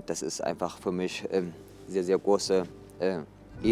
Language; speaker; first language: German; non-native, fluent; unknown